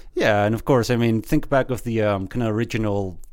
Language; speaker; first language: English; early bilingual, other home language; Spanish